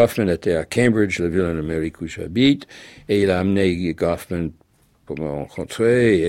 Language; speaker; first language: French; non-native, fluent; English